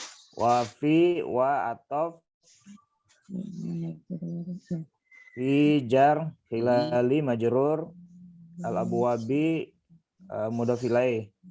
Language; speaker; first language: Arabic; non-native, learner; Indonesian